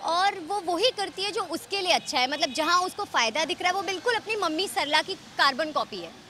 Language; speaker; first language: Hindi; native; Hindi